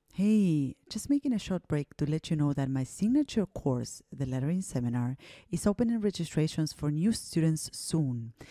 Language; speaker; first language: English; non-native, fluent; Spanish